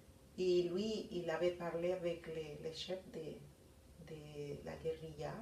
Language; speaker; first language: French; non-native, fluent; Spanish